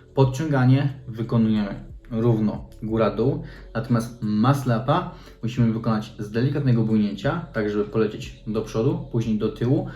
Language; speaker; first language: Polish; native; Polish